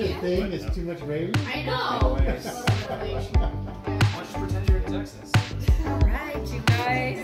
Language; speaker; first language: English; native; English